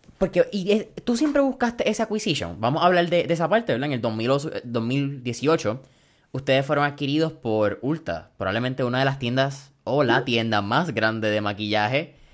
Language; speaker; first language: Spanish; early bilingual, heritage; Spanish